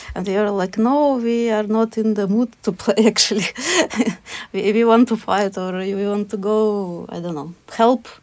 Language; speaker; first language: English; non-native, fluent; Ukrainian